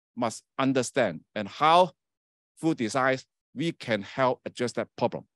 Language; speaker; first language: English; non-native, local second language; Chinese